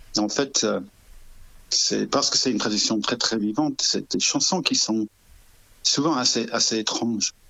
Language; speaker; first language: French; non-native, fluent; English